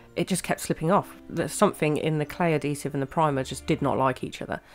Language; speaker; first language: English; native; English